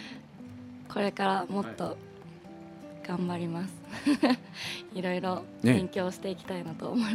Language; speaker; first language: Japanese; native; Japanese